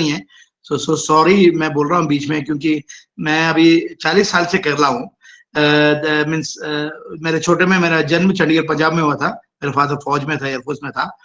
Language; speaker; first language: Hindi; non-native, local second language; Malayalam